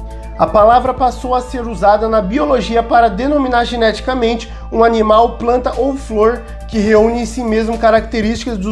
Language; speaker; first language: Portuguese; native; Portuguese